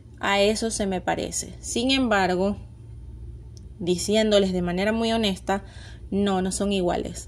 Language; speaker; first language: Spanish; native; Spanish